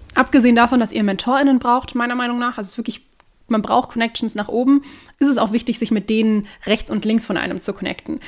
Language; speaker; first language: German; native; German